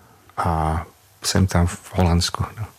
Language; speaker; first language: Czech; non-native, fluent; English